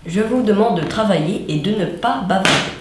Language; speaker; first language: French; non-native, fluent; Czech